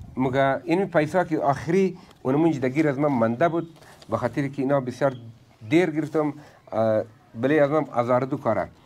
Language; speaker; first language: Persian; native; Persian